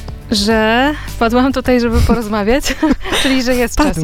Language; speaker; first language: Polish; native; Polish